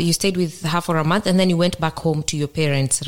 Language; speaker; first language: English; non-native, local second language; Kikuyu